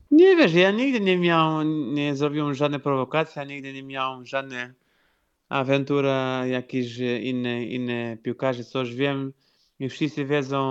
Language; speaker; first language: Polish; non-native, fluent; Portuguese